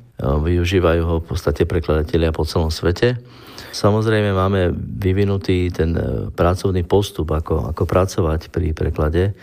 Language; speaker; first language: Slovak; non-native, local second language; Romany